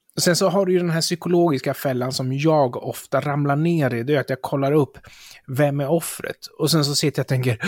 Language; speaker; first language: Swedish; native; Swedish